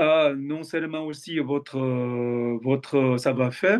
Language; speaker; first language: French; non-native, fluent; Korean